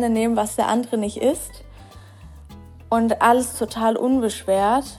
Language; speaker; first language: German; native; German